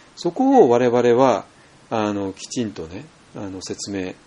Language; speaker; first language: Japanese; native; Japanese